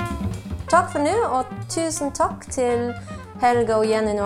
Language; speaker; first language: Swedish; non-native, learner; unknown